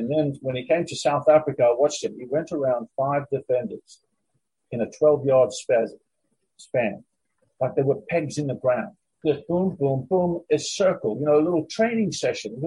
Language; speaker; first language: English; native; English